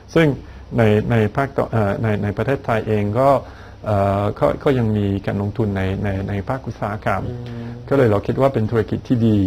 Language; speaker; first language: Thai; non-native, fluent; French